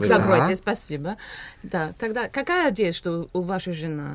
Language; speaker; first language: Russian; non-native, learner; English